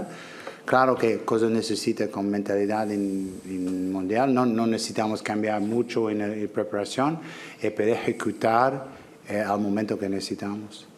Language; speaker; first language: Spanish; non-native, learner; English